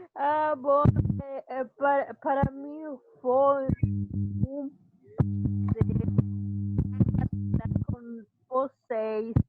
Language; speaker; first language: Portuguese; non-native, learner; Spanish